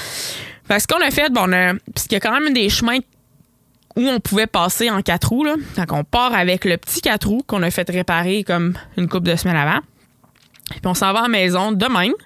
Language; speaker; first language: French; native; French